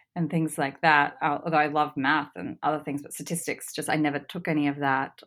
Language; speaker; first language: English; native; English